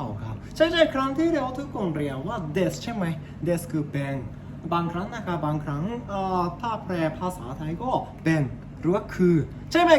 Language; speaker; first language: Thai; non-native, learner; Japanese